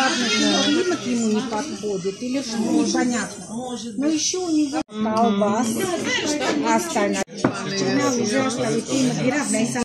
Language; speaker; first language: Russian; non-native, local second language; Armenian